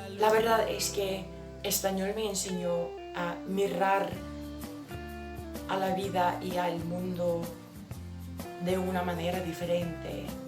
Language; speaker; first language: Spanish; non-native, learner; English